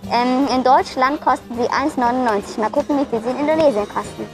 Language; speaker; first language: German; early bilingual, other home language; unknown